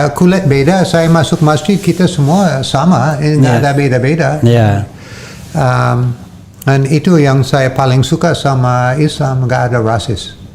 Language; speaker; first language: Indonesian; non-native, fluent; English